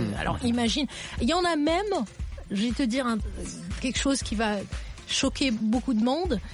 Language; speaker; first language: French; non-native, local second language; Arabic